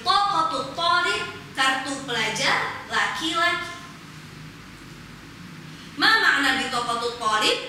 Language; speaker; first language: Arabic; non-native, fluent; Indonesian